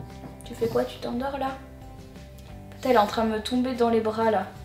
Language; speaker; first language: French; native; French